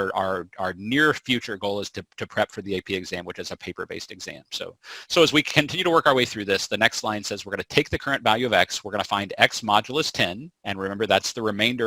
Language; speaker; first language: English; native; English